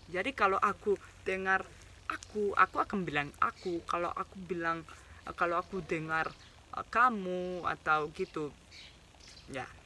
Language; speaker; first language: Indonesian; non-native, fluent; Spanish